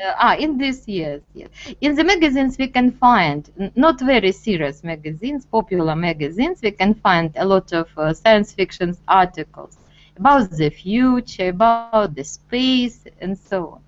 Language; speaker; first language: English; non-native, fluent; Russian